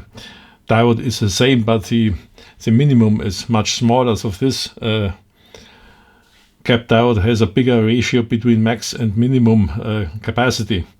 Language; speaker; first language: English; non-native, fluent; German